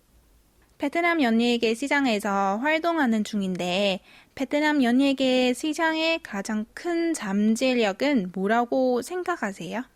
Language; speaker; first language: Korean; non-native, fluent; Vietnamese